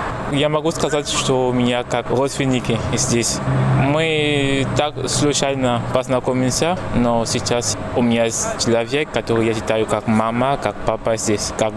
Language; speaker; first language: Russian; non-native, learner; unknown